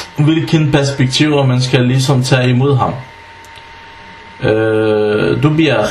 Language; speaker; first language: Danish; early bilingual, other home language; Arabic